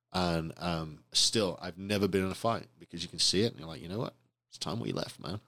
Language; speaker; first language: English; native; English